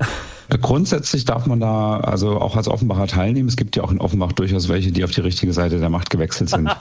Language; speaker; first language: German; native; German